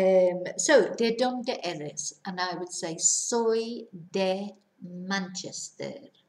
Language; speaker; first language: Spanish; non-native, fluent; English